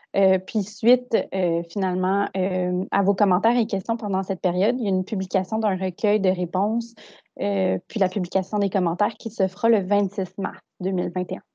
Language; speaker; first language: French; native; French